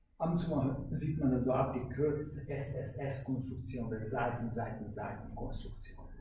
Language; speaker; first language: German; non-native, fluent; Hungarian